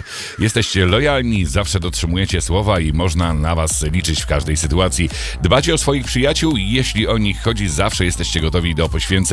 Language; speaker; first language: Polish; native; Polish